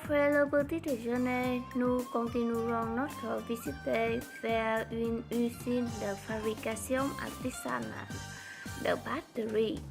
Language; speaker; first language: French; non-native, learner; Vietnamese